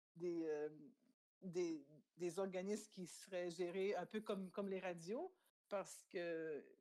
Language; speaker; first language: French; native; French